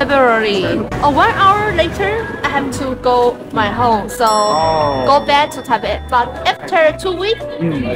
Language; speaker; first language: English; non-native, learner; Chinese